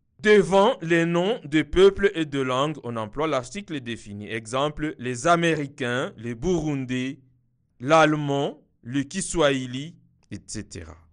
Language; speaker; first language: French; non-native, local second language; Kinyarwanda